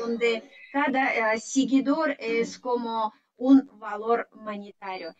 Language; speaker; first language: Spanish; non-native, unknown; Russian